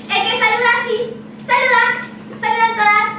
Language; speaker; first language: Spanish; native; Spanish